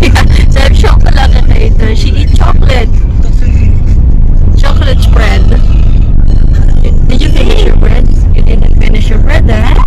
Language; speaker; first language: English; non-native, local second language; Filipino